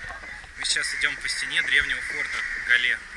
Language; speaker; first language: Russian; native; Russian